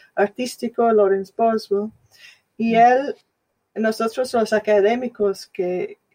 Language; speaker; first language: Spanish; non-native, fluent; English